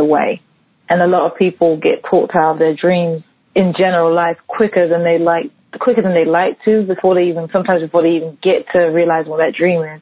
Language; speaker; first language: English; native; English